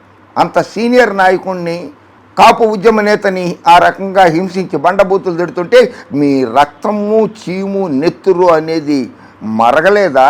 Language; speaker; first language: Telugu; native; Telugu